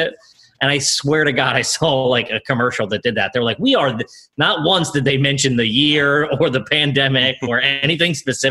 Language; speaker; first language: English; native; English